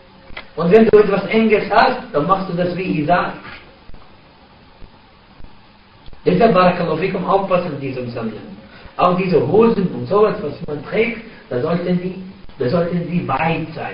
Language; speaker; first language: German; non-native, fluent; Arabic